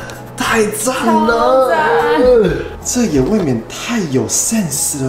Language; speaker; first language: Chinese; native; Chinese